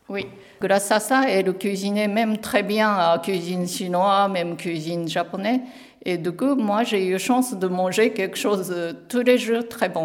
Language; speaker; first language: French; non-native, learner; Japanese